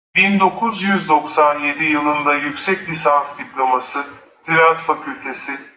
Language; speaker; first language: Turkish; non-native, fluent; Arabic